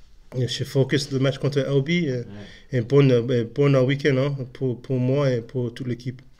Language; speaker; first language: French; non-native, learner; English